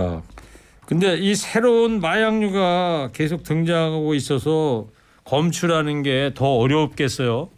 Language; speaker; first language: Korean; native; Korean